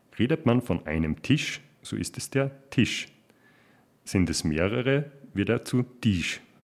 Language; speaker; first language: German; native; German